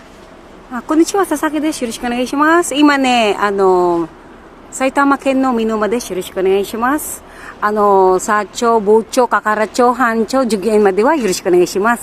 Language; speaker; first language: Japanese; non-native, learner; Filipino